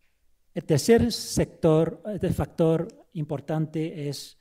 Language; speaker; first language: Spanish; non-native, fluent; Chinese